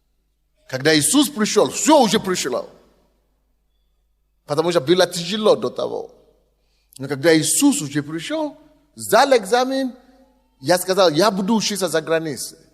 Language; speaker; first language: Russian; non-native, fluent; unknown